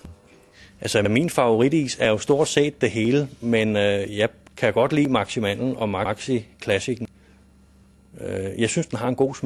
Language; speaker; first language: Danish; native; Danish